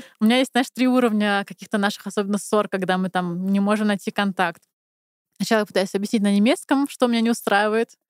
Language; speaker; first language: Russian; native; Russian